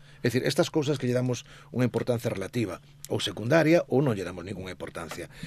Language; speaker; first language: Galician; native; Galician